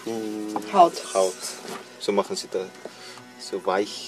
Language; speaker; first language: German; non-native, learner; Mongolian